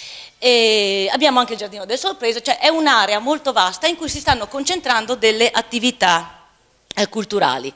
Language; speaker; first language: Italian; native; Italian